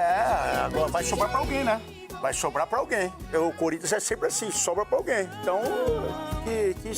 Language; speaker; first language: Portuguese; native; Portuguese